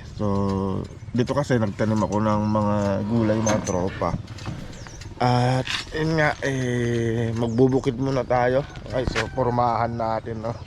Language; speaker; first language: Filipino; non-native, local second language; Iloko